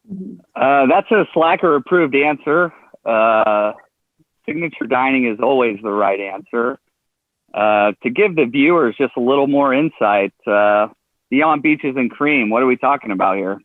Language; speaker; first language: English; native; English